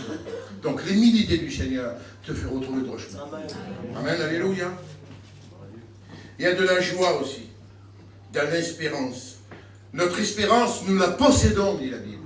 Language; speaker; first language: French; native; French